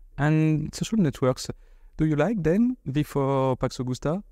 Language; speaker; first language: English; non-native, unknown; French